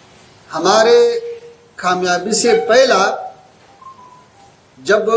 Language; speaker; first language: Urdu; non-native, fluent; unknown